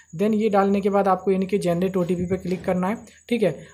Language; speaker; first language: Hindi; native; Hindi